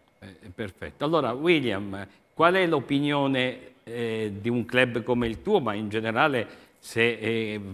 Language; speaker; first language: Italian; native; Italian